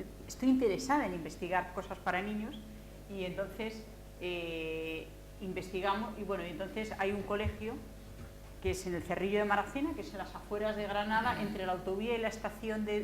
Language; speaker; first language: Spanish; native; Spanish